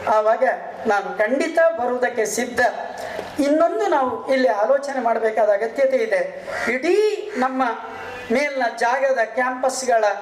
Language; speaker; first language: Kannada; native; Kannada